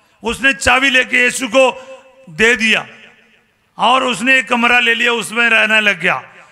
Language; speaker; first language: Hindi; non-native, fluent; Malayalam